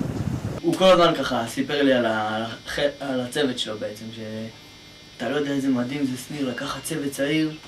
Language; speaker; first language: Hebrew; native; Hebrew